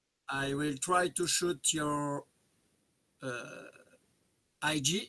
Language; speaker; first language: English; non-native, fluent; French